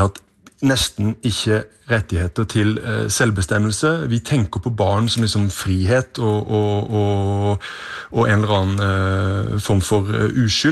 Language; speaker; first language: Norwegian; native; Norwegian